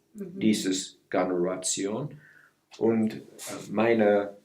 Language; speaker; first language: German; non-native, learner; English